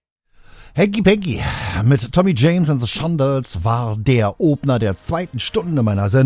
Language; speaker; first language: German; native; German